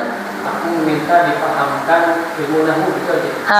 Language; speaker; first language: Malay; non-native, local second language; Javanese